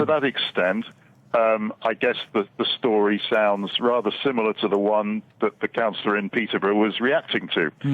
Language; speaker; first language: English; native; English